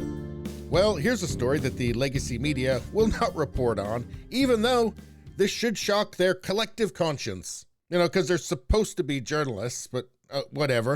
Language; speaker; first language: English; native; English